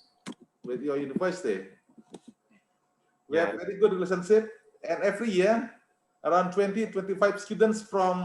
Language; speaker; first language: English; non-native, fluent; Indonesian